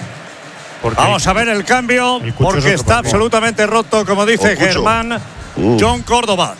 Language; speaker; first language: Spanish; native; Spanish